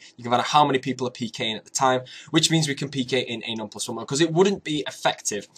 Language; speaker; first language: English; native; English